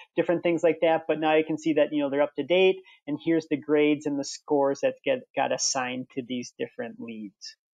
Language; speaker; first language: English; native; English